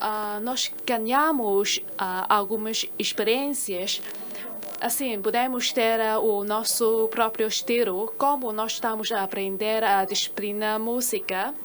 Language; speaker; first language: Portuguese; non-native, fluent; Chinese